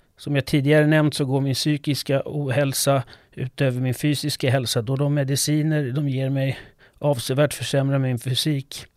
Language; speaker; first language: Swedish; non-native, fluent; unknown